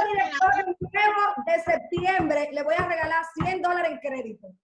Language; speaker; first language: Spanish; native; Spanish